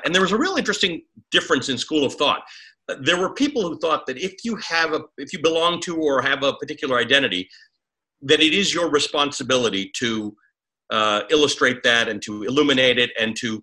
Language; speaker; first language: English; native; English